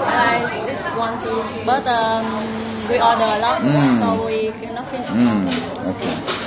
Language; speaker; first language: English; non-native, learner; Vietnamese